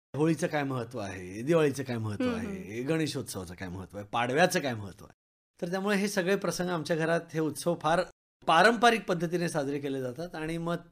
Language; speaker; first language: Marathi; early bilingual, other home language; Tamil